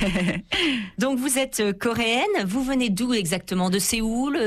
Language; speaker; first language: French; native; French